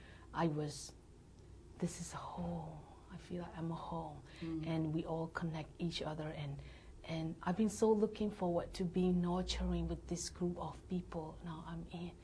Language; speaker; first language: English; non-native, learner; Burmese